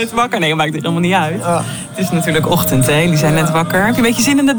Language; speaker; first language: Dutch; native; Dutch